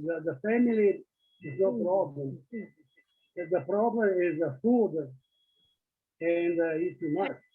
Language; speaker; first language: English; non-native, learner; Italian